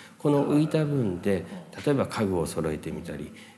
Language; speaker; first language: Japanese; native; Japanese